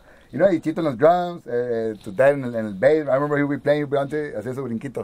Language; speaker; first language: English; early bilingual, other home language; Spanish